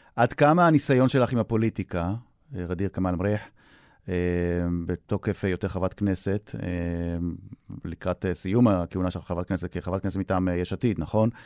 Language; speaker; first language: Hebrew; native; Hebrew